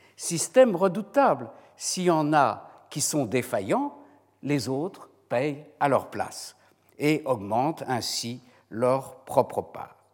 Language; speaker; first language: French; native; French